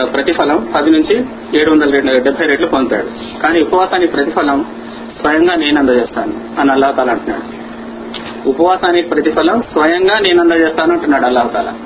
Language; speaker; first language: Telugu; non-native, local second language; Urdu